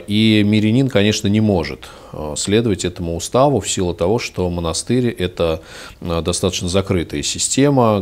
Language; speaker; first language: Russian; native; Russian